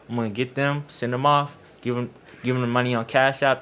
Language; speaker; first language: English; native; English